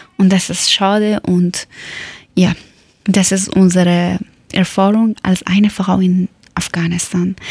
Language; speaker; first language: German; non-native, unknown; Persian